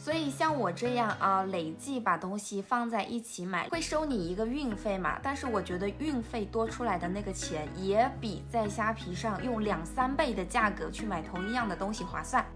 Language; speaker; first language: Chinese; native; Chinese